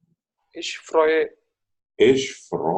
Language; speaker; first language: German; non-native, learner; Telugu